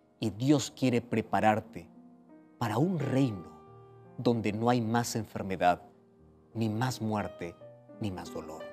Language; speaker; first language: Spanish; native; Spanish